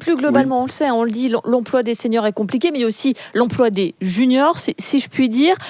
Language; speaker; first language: French; native; French